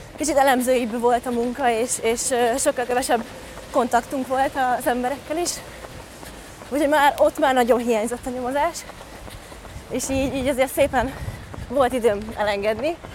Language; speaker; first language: Hungarian; native; Hungarian